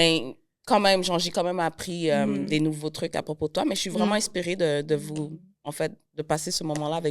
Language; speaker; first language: French; native; French